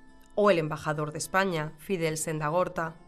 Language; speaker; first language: Spanish; native; Spanish